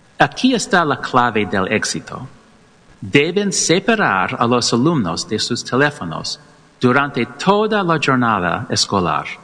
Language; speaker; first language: Spanish; non-native, learner; English